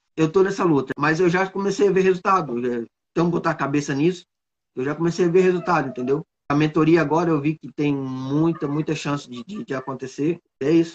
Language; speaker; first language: Portuguese; native; Portuguese